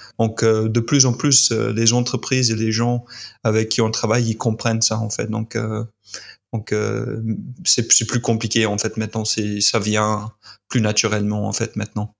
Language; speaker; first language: French; non-native, fluent; English